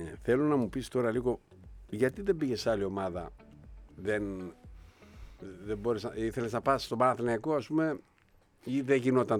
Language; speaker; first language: Greek; native; Greek